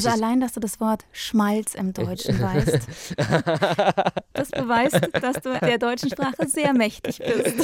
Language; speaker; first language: German; native; German